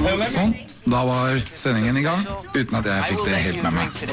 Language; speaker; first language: Norwegian; native; Norwegian